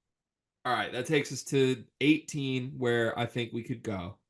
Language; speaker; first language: English; native; English